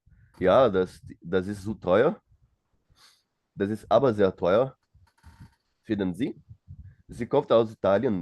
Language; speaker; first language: German; non-native, learner; Portuguese